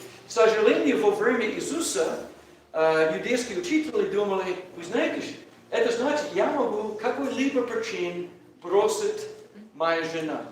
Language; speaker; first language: Russian; non-native, learner; English